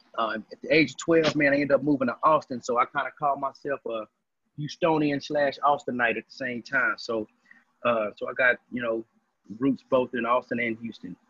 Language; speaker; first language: English; native; English